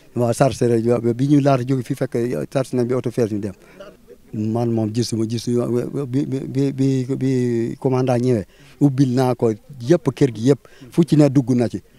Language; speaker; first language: Wolof; non-native, local second language; Fula